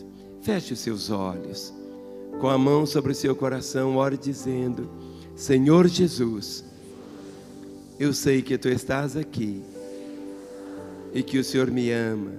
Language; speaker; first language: Portuguese; native; Portuguese